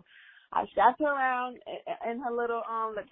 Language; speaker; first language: English; non-native, fluent; Spanish